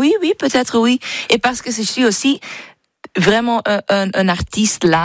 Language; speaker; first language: French; non-native, learner; English